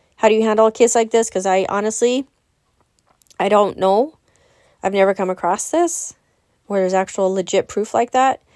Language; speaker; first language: English; native; English